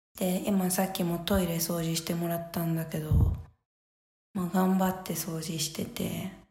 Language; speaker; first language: Japanese; native; Japanese